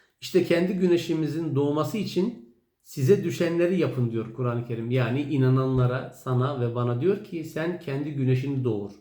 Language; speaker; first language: Turkish; native; Turkish